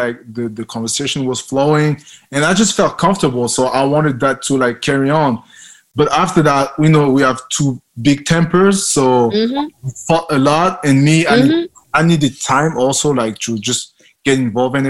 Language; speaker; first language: English; non-native, fluent; French